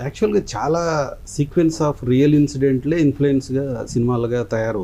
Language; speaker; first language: Telugu; native; Telugu